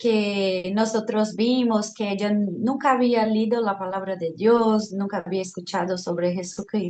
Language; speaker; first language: Spanish; non-native, fluent; Portuguese